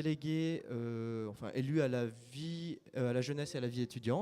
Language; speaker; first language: French; native; French